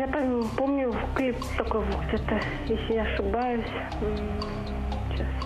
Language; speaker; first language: Russian; native; Russian